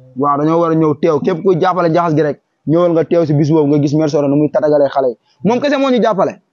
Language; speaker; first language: Wolof; non-native, local second language; Fula